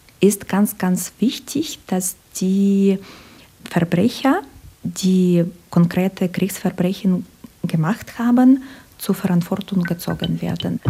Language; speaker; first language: German; non-native, fluent; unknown